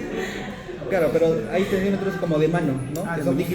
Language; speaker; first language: Spanish; native; Spanish